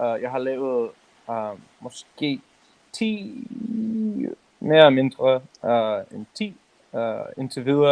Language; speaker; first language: Danish; non-native, learner; English